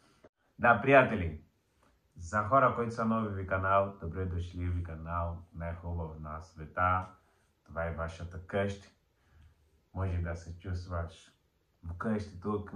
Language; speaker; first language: Bulgarian; non-native, learner; Portuguese